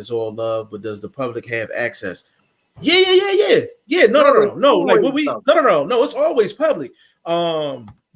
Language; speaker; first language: English; native; English